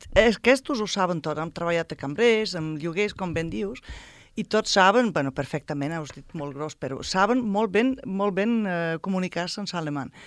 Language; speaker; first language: Catalan; non-native, fluent; German